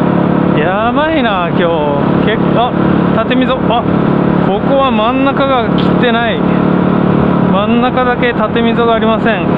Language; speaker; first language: Japanese; native; Japanese